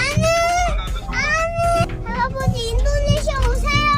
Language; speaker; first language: Korean; early bilingual, heritage; Korean